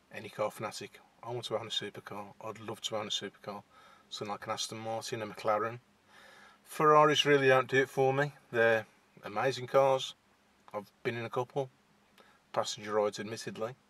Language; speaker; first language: English; native; English